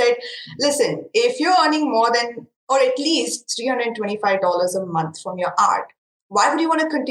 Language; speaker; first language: English; non-native, local second language; Marathi